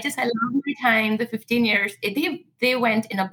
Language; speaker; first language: English; non-native, local second language; Marathi